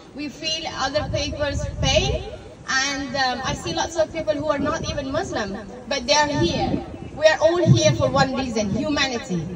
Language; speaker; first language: English; non-native, fluent; Persian